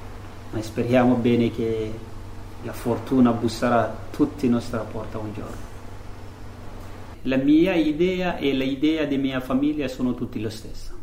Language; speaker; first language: Italian; non-native, learner; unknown